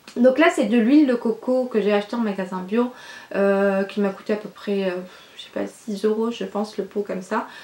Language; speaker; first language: French; non-native, local second language; Arabic